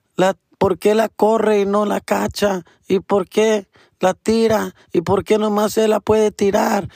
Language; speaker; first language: Spanish; early bilingual, other home language; English